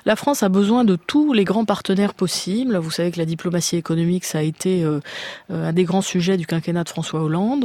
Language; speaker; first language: French; native; French